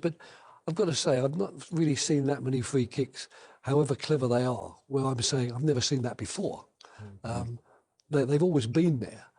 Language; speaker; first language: English; native; English